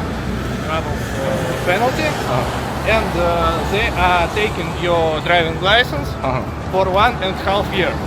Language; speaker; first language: English; non-native, learner; Russian